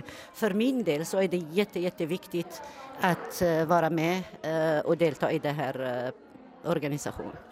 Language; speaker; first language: Swedish; non-native, fluent; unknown